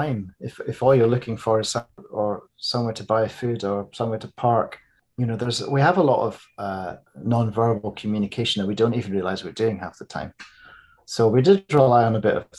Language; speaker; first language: English; native; English